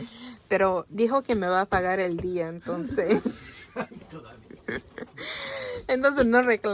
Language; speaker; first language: Spanish; early bilingual, heritage; Spanish